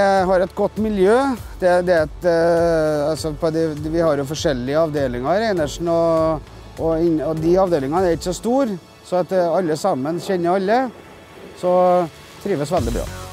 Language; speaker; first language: Norwegian; native; Norwegian